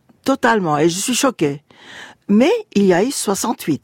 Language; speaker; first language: French; non-native, fluent; Turkish